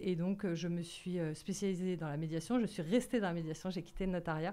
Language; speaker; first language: French; native; French